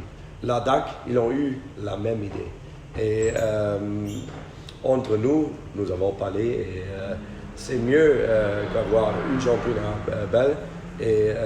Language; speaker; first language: French; non-native, fluent; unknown